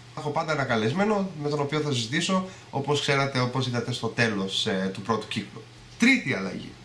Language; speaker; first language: Greek; early bilingual, other home language; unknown